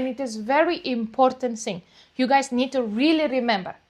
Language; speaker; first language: English; non-native, fluent; Uzbek